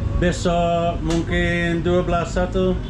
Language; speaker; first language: Indonesian; non-native, learner; English